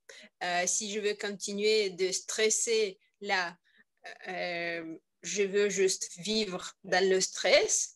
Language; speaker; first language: French; non-native, learner; Russian